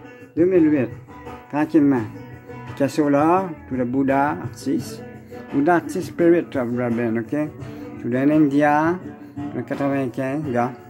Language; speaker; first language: English; non-native, learner; French